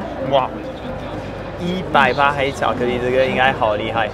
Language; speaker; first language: Chinese; non-native, fluent; French